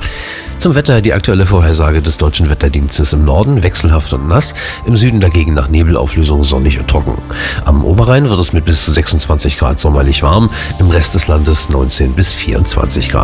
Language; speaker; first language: German; native; German